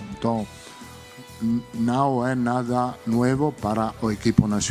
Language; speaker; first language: Portuguese; non-native, learner; Spanish